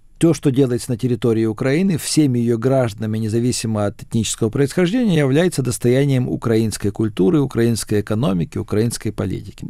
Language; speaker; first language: Russian; native; Russian